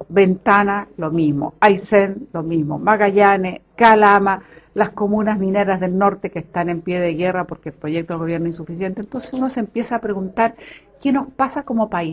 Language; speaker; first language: Spanish; native; Spanish